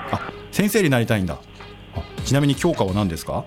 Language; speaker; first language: Japanese; native; Japanese